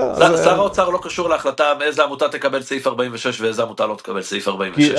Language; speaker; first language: Hebrew; native; Hebrew